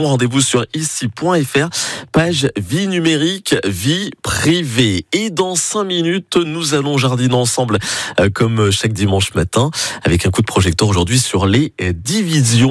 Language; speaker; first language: French; native; French